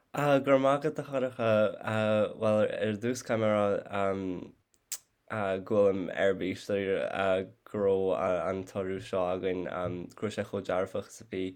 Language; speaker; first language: Irish; non-native, fluent; English